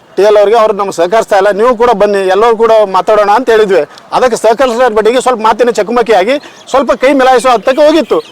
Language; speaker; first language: Kannada; native; Kannada